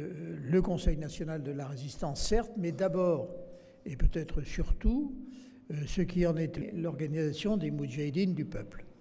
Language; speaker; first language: French; native; French